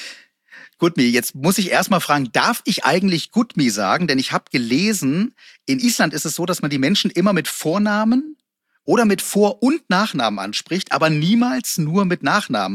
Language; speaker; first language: German; native; German